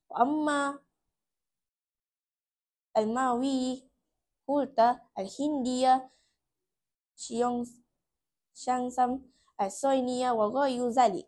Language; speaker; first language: Arabic; non-native, learner; Malay